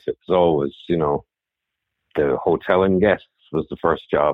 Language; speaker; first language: English; native; English